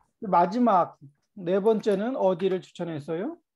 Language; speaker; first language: Korean; native; Korean